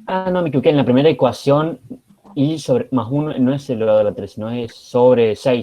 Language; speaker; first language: Spanish; native; Spanish